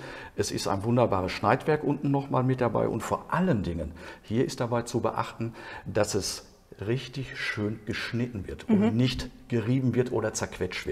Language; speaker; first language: German; native; German